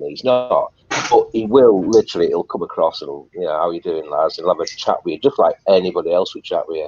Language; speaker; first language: English; native; English